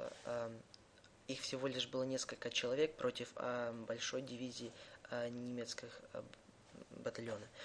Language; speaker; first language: Russian; early bilingual, heritage; Russian